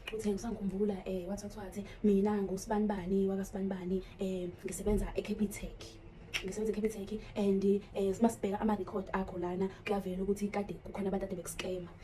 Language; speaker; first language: Zulu; native; Zulu